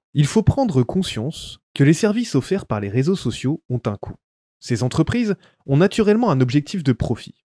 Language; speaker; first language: French; native; French